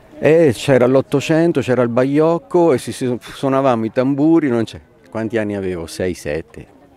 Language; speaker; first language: Italian; native; Italian